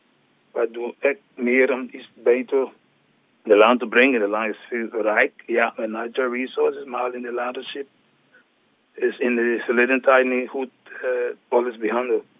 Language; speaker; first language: Dutch; non-native, learner; English